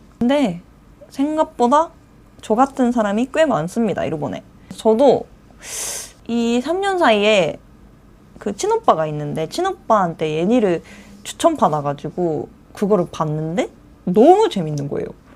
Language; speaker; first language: Korean; non-native, fluent; Japanese